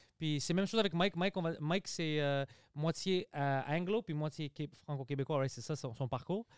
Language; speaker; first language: French; early bilingual, other home language; Greek